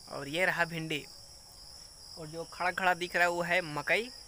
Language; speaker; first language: Hindi; native; Hindi